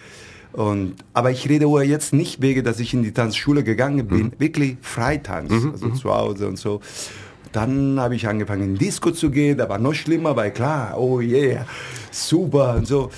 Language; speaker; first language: German; non-native, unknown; Italian